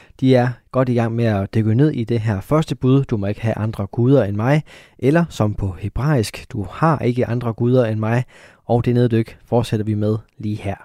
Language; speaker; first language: Danish; native; Danish